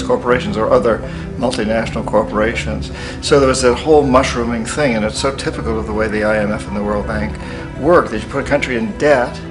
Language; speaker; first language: English; native; English